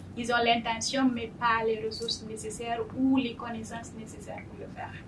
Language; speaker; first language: French; non-native, local second language; Fula